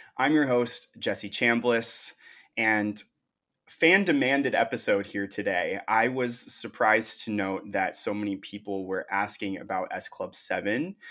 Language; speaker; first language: English; native; English